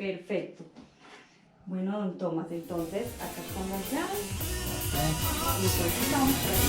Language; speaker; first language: Spanish; native; Spanish